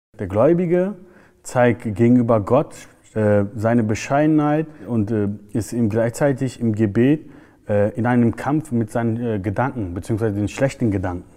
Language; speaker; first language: German; early bilingual, other home language; Turkish